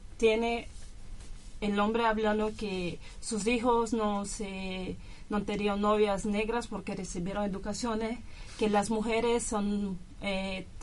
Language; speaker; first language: Spanish; non-native, learner; Portuguese